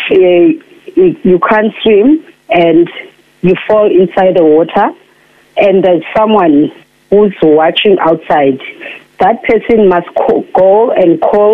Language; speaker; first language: English; non-native, local second language; Xhosa